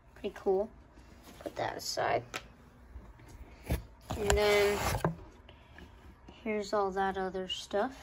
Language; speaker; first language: English; native; English